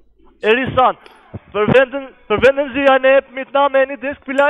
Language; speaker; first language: German; non-native, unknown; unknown